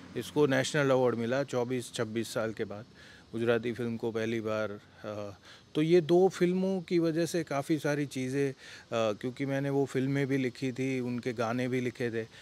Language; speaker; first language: Hindi; non-native, local second language; Gujarati